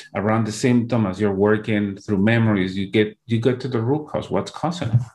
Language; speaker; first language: English; non-native, fluent; Spanish